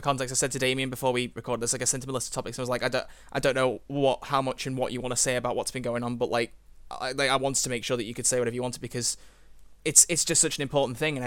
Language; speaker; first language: English; native; English